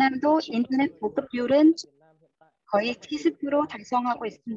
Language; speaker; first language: Korean; non-native, fluent; Vietnamese